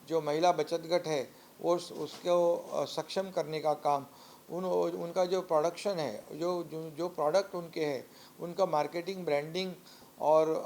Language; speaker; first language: Hindi; non-native, local second language; Marathi